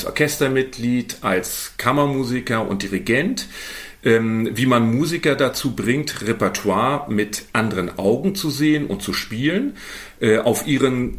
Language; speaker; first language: German; native; German